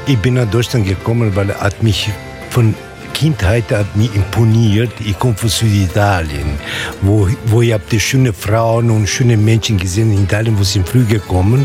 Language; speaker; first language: German; non-native, learner; Italian